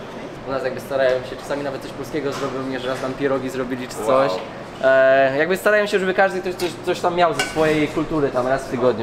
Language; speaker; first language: Polish; native; Polish